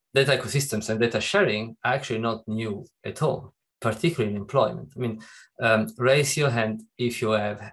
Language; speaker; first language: English; non-native, fluent; Italian